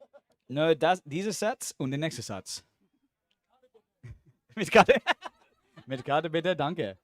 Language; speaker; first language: German; non-native, learner; English